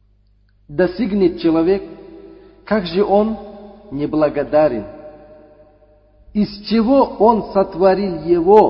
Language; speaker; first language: Russian; non-native, fluent; Uzbek